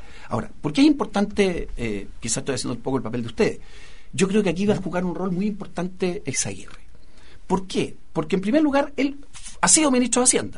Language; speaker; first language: Spanish; native; Spanish